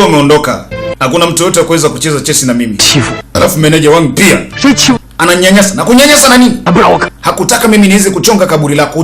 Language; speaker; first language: Swahili; native; Swahili